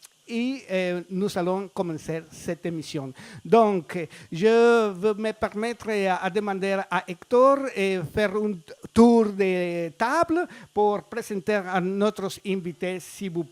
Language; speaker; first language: French; non-native, fluent; Spanish